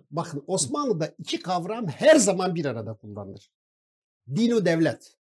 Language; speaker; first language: Turkish; non-native, local second language; Kurdish